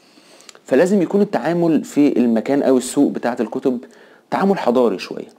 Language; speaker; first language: Arabic; native; Arabic